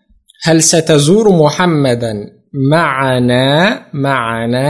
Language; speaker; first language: Arabic; non-native, fluent; Indonesian